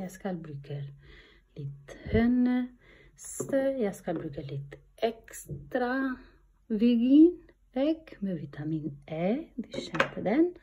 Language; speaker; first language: Norwegian; non-native, learner; Albanian